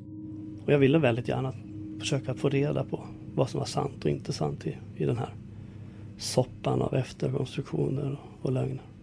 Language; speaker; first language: Swedish; native; Swedish